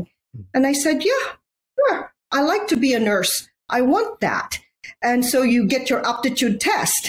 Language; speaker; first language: English; non-native, local second language; Hiligaynon